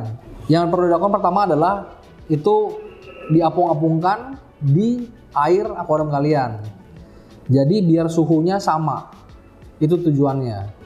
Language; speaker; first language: Indonesian; native; Indonesian